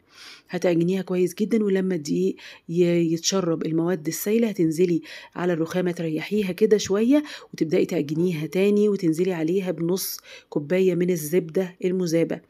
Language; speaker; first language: Arabic; native; Arabic